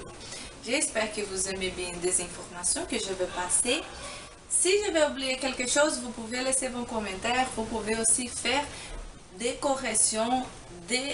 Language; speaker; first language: French; non-native, fluent; Portuguese